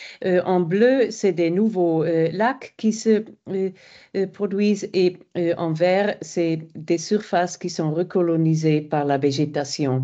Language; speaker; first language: French; non-native, fluent; German